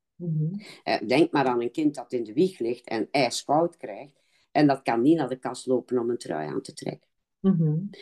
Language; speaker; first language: Dutch; native; Dutch